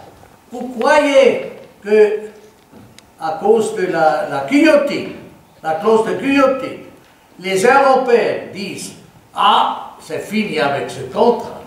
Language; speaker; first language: French; non-native, fluent; German